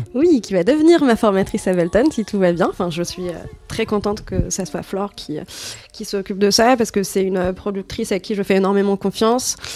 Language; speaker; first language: French; non-native, local second language; Arabic